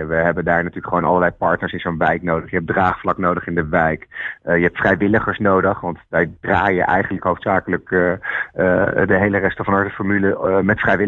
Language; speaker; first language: Dutch; native; Dutch